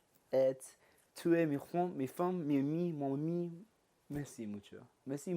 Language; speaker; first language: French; non-native, learner; English